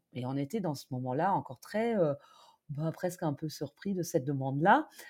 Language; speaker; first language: French; non-native, fluent; German